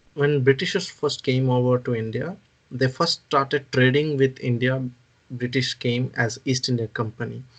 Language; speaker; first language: English; non-native, local second language; Odia